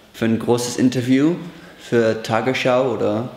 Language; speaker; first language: German; non-native, learner; Dutch